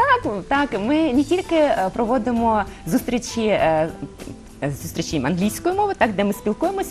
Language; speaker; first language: Ukrainian; non-native, local second language; Russian